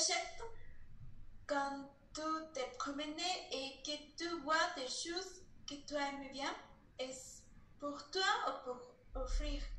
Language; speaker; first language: French; non-native, learner; Spanish